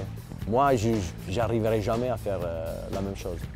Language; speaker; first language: French; non-native, fluent; Italian